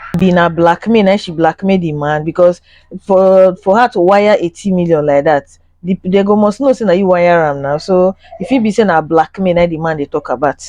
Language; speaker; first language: Nigerian Pidgin; non-native, local second language; Yoruba